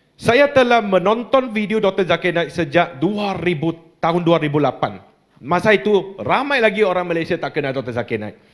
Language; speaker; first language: Malay; non-native, local second language; Chinese